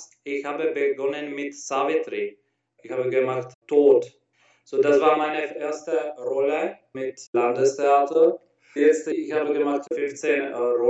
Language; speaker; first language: German; non-native, learner; Czech